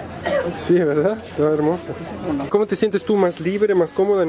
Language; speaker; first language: Spanish; native; Spanish